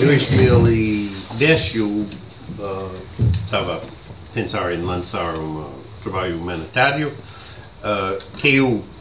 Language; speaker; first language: Portuguese; non-native, learner; English